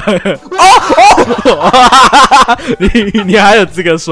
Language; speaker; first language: Chinese; native; Chinese